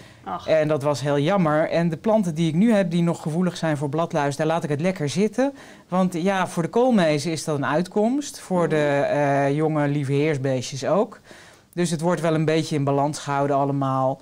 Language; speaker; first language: Dutch; native; Dutch